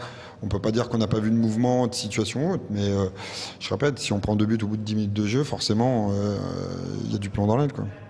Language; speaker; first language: French; native; French